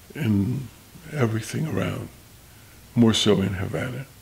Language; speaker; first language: English; non-native, fluent; Spanish